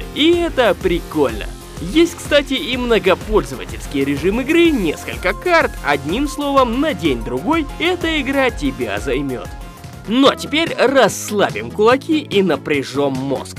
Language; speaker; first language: Russian; native; Russian